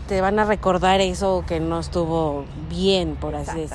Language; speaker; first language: Spanish; native; Spanish